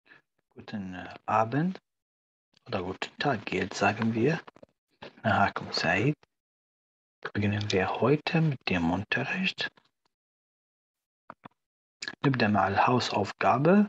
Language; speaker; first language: German; non-native, learner; Arabic